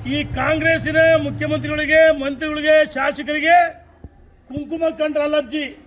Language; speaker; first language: Kannada; native; Kannada